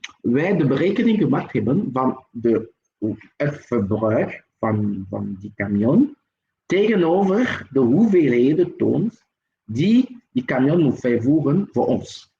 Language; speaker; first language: Dutch; non-native, local second language; French